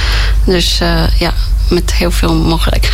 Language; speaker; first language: Dutch; non-native, learner; Polish